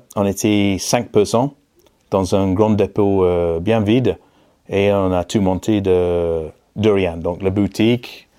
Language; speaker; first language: French; non-native, fluent; English